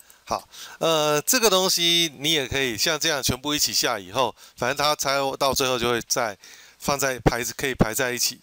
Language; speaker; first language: Chinese; native; Chinese